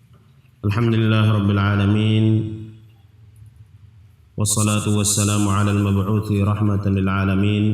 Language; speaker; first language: Arabic; non-native, fluent; Indonesian